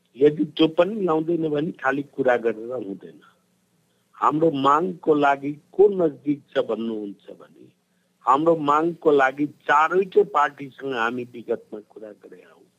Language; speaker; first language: Nepali; non-native, local second language; Bhojpuri